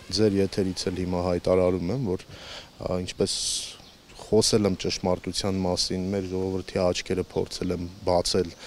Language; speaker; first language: Armenian; native; Armenian